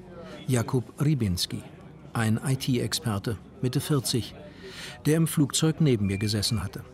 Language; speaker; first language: German; native; German